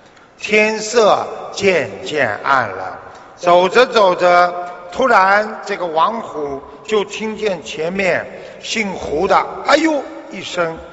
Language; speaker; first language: Chinese; native; Chinese